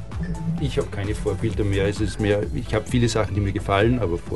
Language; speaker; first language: German; native; German